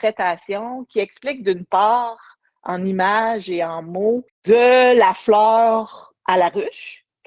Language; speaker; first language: French; native; French